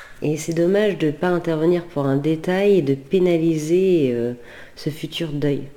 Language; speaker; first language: French; native; French